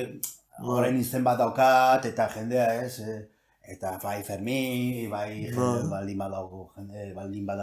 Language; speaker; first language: Basque; non-native, local second language; Spanish